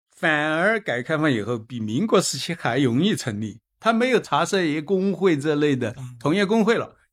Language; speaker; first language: Chinese; native; Chinese